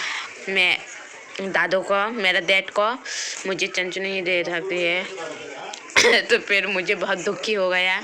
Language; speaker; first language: Hindi; non-native, local second language; Kok Borok